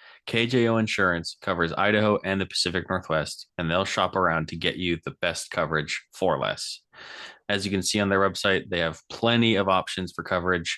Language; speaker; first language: English; native; English